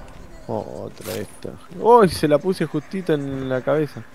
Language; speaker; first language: Spanish; native; Spanish